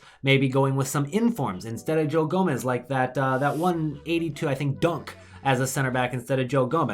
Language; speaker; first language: English; native; English